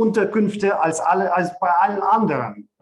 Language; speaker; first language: German; non-native, fluent; Ukrainian